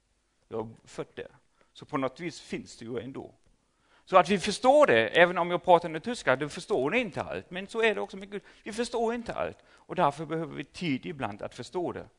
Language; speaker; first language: Swedish; non-native, fluent; German